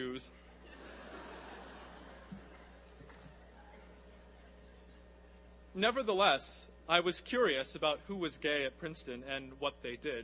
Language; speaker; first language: English; native; English